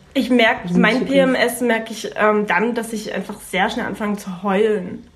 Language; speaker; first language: German; native; German